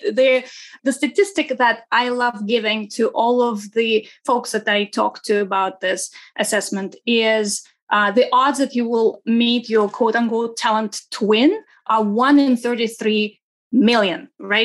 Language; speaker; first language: English; non-native, fluent; Russian